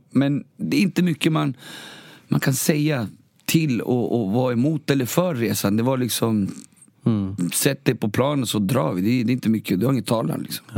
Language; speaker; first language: Swedish; early bilingual, other home language; Spanish